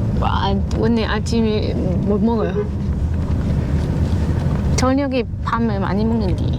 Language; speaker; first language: Korean; non-native, learner; Vietnamese